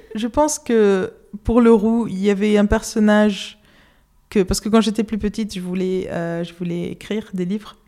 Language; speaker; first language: French; non-native, fluent; Spanish